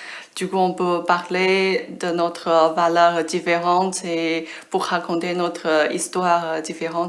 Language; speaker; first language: French; non-native, fluent; Chinese